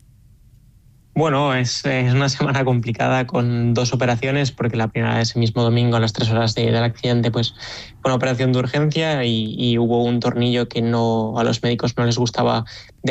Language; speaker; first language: Spanish; native; Spanish